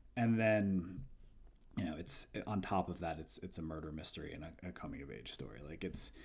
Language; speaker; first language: English; native; English